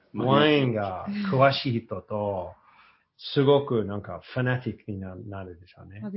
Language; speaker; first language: Japanese; non-native, learner; English